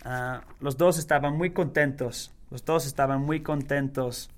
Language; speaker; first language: Spanish; non-native, learner; English